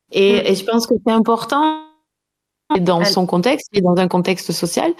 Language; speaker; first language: French; native; French